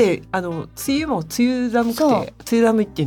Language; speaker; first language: Japanese; native; Japanese